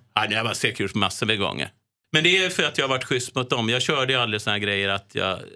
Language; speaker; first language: Swedish; native; Swedish